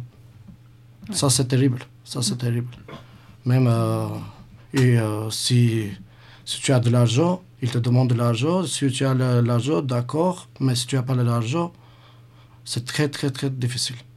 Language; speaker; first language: French; non-native, learner; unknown